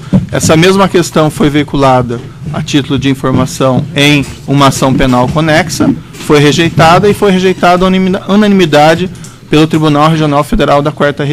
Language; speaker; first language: Portuguese; native; Portuguese